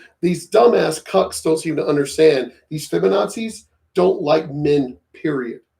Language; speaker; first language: English; native; English